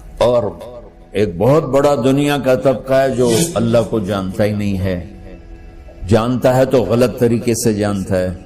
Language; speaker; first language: Urdu; non-native, local second language; Punjabi